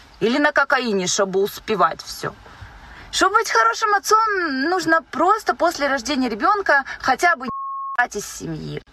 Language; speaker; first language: Russian; native; Russian